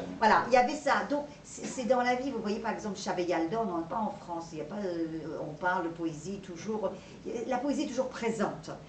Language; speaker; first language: French; non-native, fluent; Persian